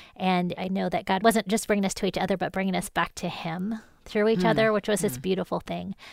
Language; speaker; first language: English; native; English